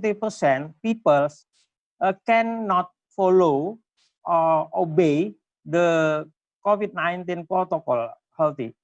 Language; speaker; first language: English; non-native, local second language; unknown